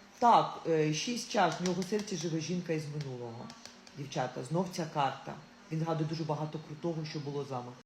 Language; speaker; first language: Ukrainian; non-native, local second language; Russian